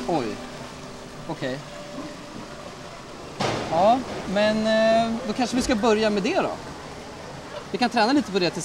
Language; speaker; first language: Swedish; native; Swedish